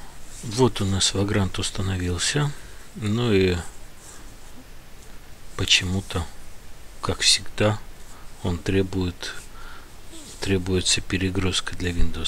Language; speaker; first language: Russian; native; Russian